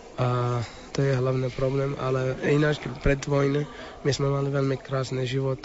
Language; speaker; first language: Slovak; non-native, learner; Arabic